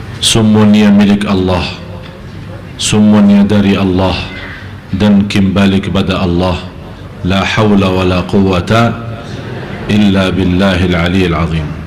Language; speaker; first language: Malay; non-native, fluent; Arabic